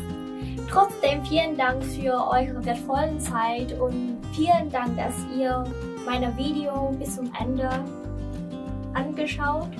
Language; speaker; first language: German; non-native, learner; Vietnamese